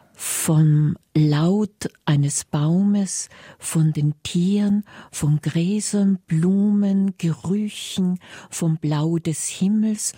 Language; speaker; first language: German; native; German